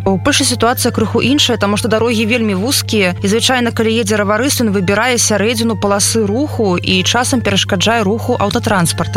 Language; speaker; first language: Belarusian; native; Belarusian